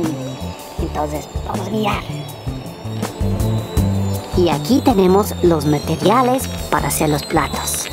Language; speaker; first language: Spanish; non-native, learner; English